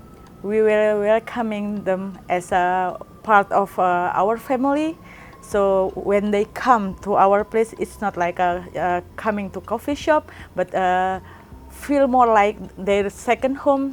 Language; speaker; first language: English; non-native, learner; Indonesian